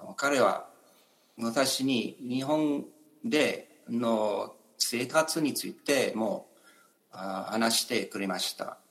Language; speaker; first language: Japanese; non-native, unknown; English